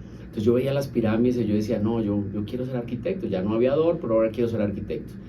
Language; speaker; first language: Spanish; native; Spanish